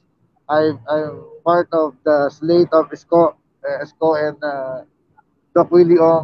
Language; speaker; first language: English; non-native, local second language; Filipino